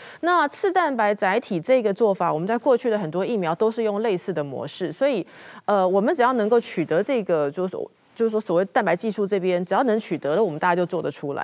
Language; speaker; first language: Chinese; native; Chinese